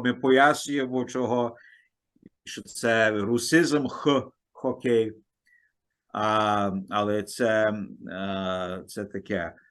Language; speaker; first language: Ukrainian; early bilingual, heritage; Ukrainian